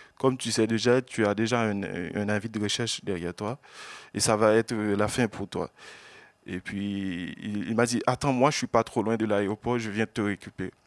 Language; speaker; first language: French; non-native, local second language; Haitian Creole